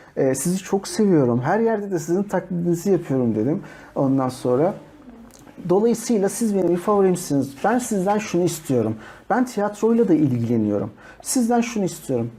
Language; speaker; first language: Turkish; native; Turkish